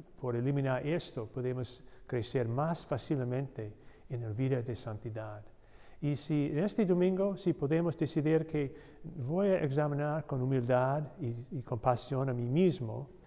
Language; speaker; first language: Spanish; non-native, learner; English